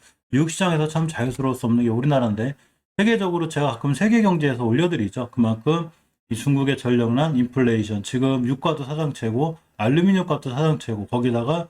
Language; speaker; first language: Korean; native; Korean